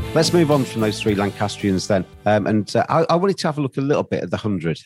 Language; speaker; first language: English; native; English